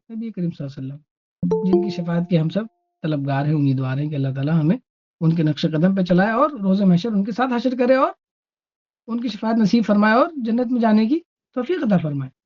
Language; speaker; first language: Urdu; native; Urdu